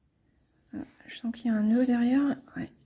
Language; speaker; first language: French; native; French